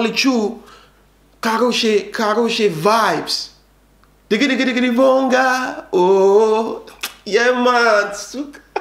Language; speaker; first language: Russian; non-native, learner; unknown